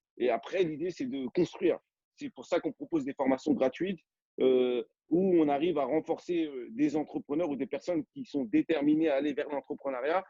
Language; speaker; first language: French; native; French